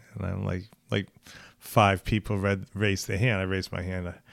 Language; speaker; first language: English; native; English